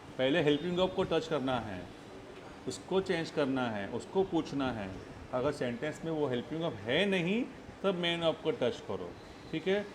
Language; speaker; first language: Hindi; non-native, local second language; Marathi